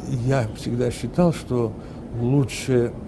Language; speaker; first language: Russian; non-native, fluent; Armenian